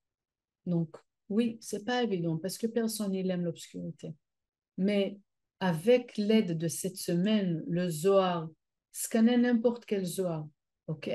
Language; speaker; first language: French; non-native, fluent; Hebrew